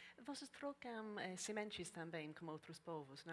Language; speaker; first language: Portuguese; non-native, learner; English